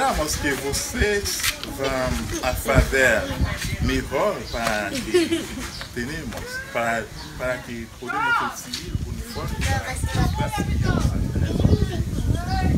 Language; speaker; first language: Portuguese; non-native, learner; Haitian Creole